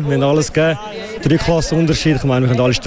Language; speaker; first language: German; native; German